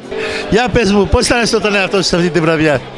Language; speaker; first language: Greek; early bilingual, heritage; Greek